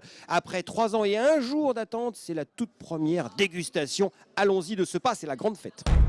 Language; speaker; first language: French; native; French